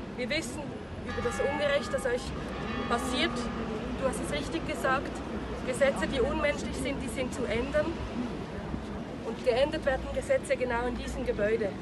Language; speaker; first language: German; native; German